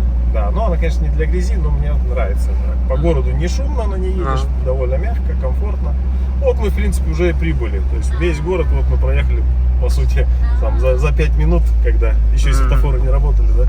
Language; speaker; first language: Russian; native; Russian